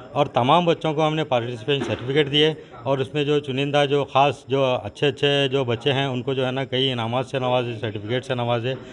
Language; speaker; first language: Hindi; non-native, local second language; Urdu